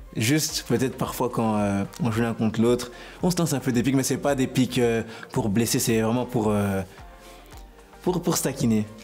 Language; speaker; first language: French; native; French